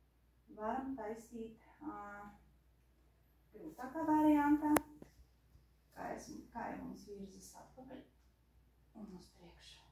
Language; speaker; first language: Latvian; non-native, learner; Russian